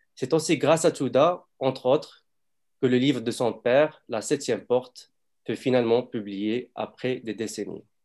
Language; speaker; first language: French; non-native, fluent; Arabic